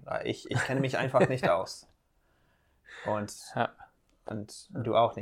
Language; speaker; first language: German; non-native, fluent; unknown